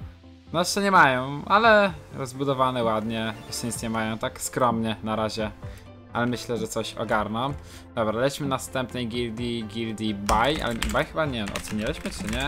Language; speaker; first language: Polish; native; Polish